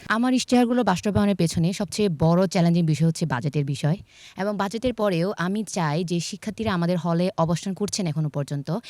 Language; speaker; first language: Bangla; non-native, local second language; Chakma